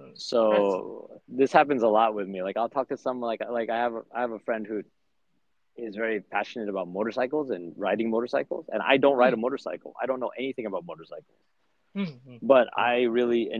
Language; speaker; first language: English; native; English